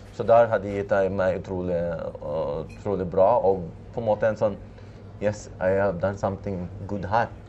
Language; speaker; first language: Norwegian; non-native, fluent; Filipino